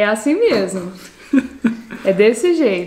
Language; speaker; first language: Portuguese; native; Portuguese